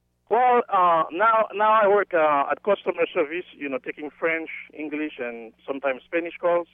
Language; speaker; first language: English; non-native, fluent; Haitian Creole